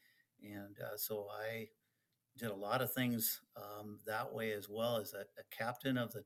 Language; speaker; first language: English; early bilingual, other home language; Dutch